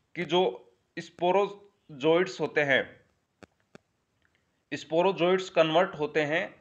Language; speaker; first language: Hindi; native; Hindi